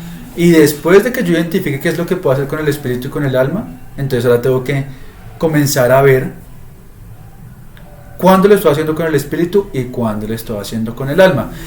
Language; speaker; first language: Spanish; native; Spanish